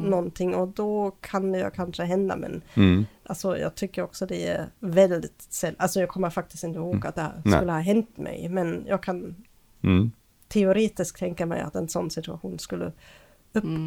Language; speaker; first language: Swedish; non-native, fluent; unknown